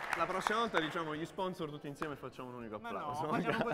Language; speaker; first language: Italian; native; Italian